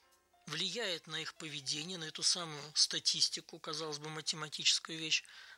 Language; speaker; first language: Russian; native; Russian